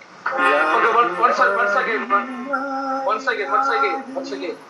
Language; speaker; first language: English; non-native, local second language; Malayalam